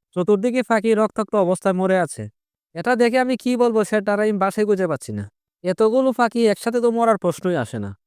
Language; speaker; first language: Bangla; native; Bangla